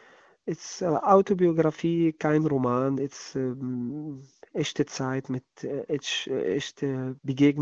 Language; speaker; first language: German; non-native, learner; Arabic